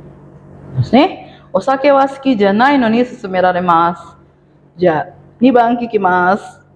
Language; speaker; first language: Japanese; non-native, fluent; Indonesian